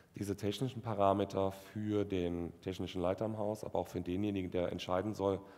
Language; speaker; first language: German; native; German